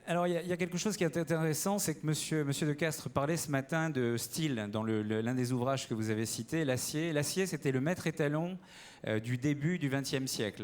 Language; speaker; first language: French; native; French